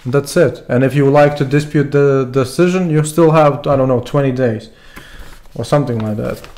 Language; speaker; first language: English; non-native, fluent; Latvian